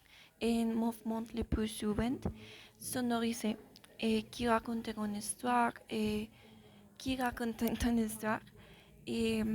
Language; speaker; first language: French; non-native, learner; Spanish